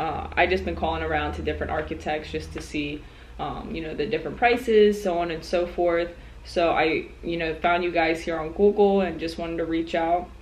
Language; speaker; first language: English; native; English